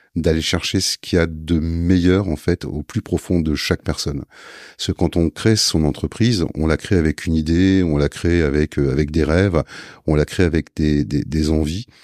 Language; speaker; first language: French; native; French